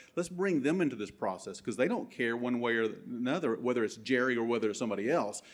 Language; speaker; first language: English; native; English